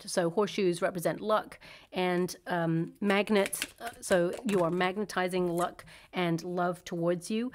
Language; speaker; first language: English; native; English